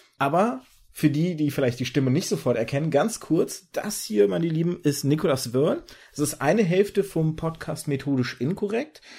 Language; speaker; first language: German; early bilingual, other home language; Russian